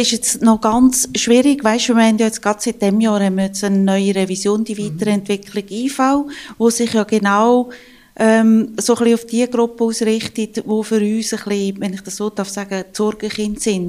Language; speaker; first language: German; native; German